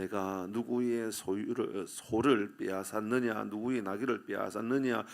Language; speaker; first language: Korean; native; Korean